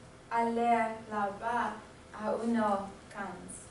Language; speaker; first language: French; non-native, learner; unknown